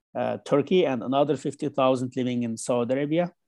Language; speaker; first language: English; non-native, learner; Chinese